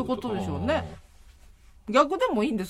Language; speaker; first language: Japanese; native; Japanese